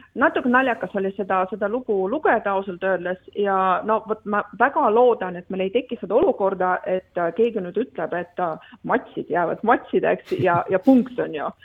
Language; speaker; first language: Estonian; non-native, local second language; Russian